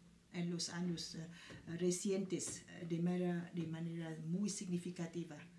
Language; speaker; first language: Spanish; non-native, fluent; Vietnamese